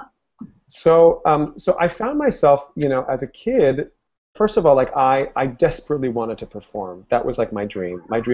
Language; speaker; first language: English; early bilingual, other home language; Spanish